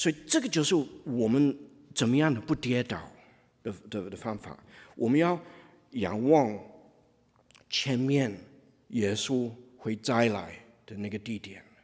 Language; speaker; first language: Chinese; non-native, fluent; English